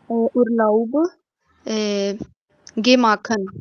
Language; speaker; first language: German; non-native, learner; Hindi